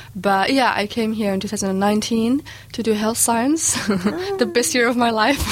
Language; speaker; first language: English; early bilingual, other home language; Arabic